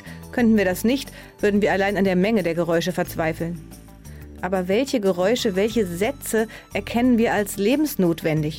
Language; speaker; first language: German; native; German